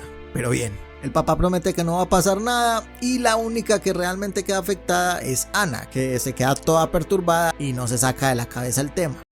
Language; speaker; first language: Spanish; native; Spanish